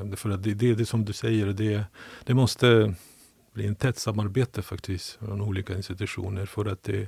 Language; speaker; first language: Swedish; non-native, fluent; Ukrainian